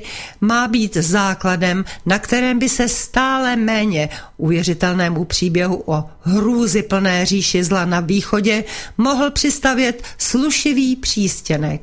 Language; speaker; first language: Czech; native; Czech